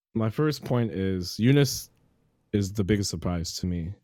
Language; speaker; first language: English; native; English